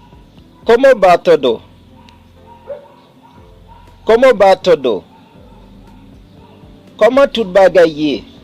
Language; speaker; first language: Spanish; non-native, fluent; Haitian Creole